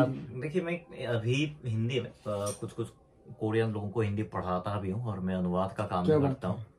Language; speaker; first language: Hindi; non-native, fluent; Korean